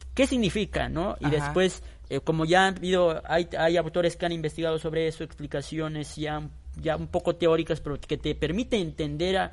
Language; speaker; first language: Spanish; non-native, local second language; Tzotzil